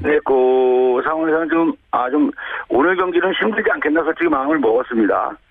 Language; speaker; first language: Korean; native; Korean